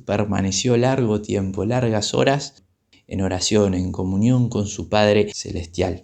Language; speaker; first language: Spanish; native; Spanish